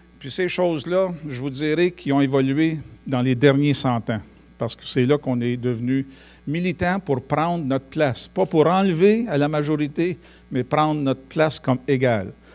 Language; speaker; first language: French; native; French